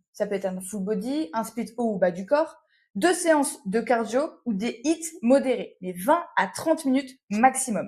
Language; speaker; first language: French; native; French